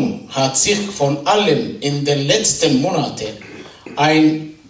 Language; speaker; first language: German; non-native, fluent; Somali